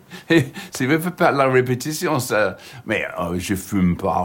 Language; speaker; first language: French; non-native, learner; English